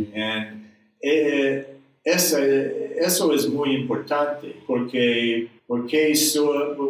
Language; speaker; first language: Spanish; non-native, learner; English